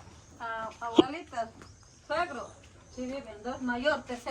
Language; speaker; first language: Spanish; non-native, local second language; Quechua